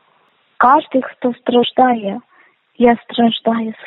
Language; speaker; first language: Ukrainian; non-native, learner; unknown